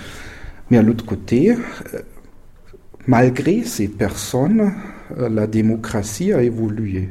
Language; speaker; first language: French; non-native, fluent; German